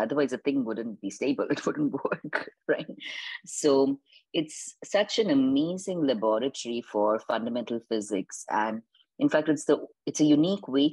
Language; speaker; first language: English; non-native, local second language; Hindi